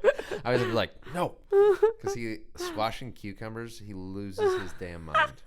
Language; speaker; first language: English; native; English